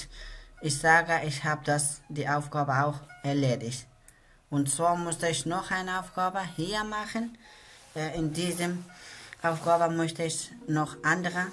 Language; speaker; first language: German; non-native, learner; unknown